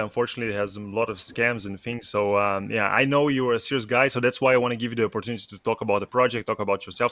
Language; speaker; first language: English; non-native, fluent; Portuguese